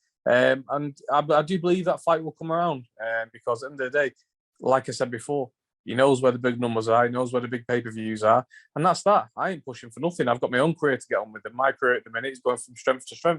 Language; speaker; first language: English; native; English